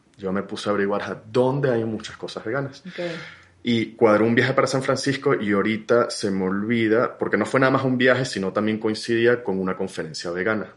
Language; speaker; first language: Spanish; native; Spanish